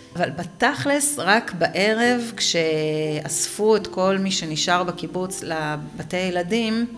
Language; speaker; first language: Hebrew; native; Hebrew